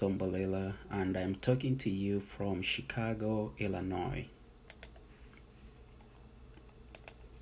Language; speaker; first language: English; non-native, local second language; Bemba